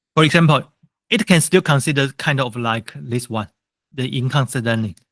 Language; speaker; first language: English; non-native, fluent; Chinese